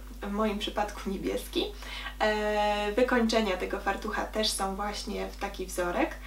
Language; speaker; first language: Polish; native; Polish